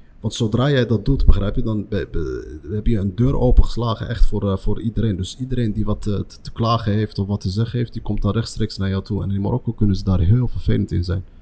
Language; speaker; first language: Dutch; early bilingual, other home language; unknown